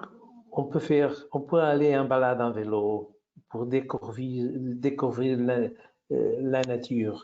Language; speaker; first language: French; non-native, fluent; Portuguese